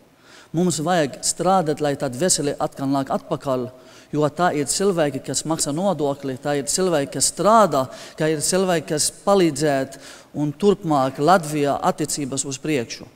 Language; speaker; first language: Latvian; non-native, fluent; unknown